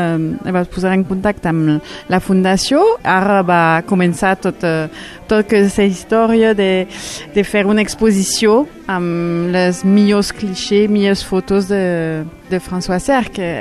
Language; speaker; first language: Catalan; non-native, fluent; French